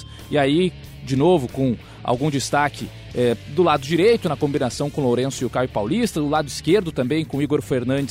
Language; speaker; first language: Portuguese; native; Portuguese